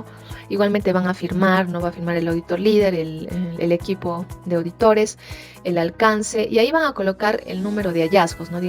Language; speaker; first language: Spanish; native; Spanish